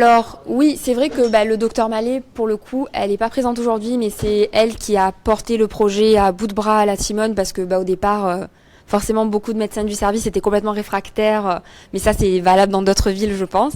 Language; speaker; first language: French; native; French